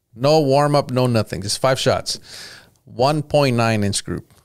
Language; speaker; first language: English; early bilingual, other home language; Spanish